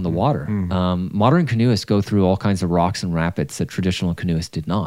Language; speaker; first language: English; native; English